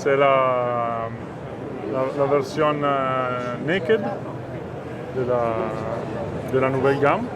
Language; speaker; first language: French; non-native, fluent; Italian